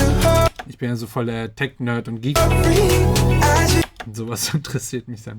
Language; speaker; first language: German; native; German